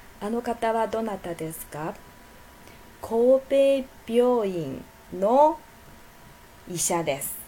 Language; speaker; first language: Japanese; non-native, fluent; Chinese